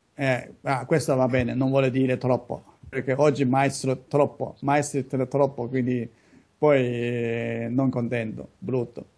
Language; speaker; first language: Italian; non-native, learner; Chinese